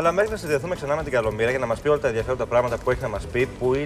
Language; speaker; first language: Greek; native; Greek